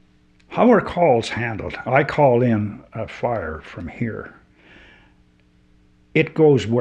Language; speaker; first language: English; native; English